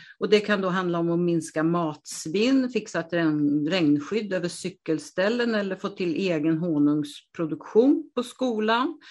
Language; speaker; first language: Swedish; native; Swedish